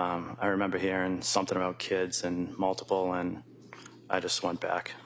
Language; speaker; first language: English; native; English